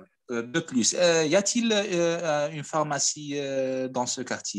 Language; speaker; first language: French; non-native, fluent; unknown